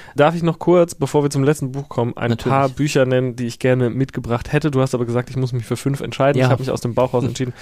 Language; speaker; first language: German; native; German